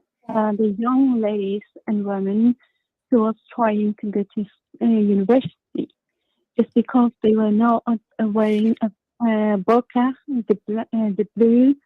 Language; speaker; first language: English; non-native, learner; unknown